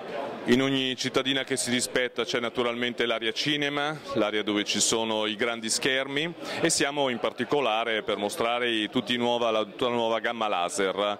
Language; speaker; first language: Italian; native; Italian